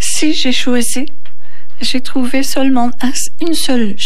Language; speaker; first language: French; non-native, fluent; Turkish